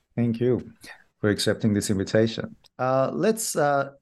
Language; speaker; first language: English; non-native, fluent; Persian